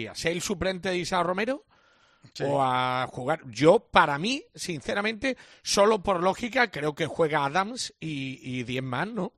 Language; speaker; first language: Spanish; native; Spanish